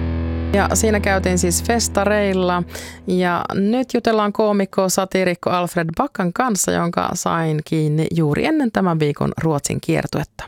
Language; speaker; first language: Finnish; native; Finnish